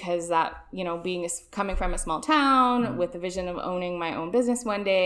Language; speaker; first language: English; native; English